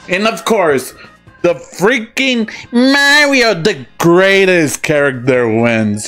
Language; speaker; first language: English; early bilingual, other home language; Spanish